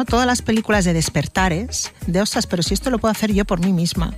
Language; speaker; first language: Spanish; native; Spanish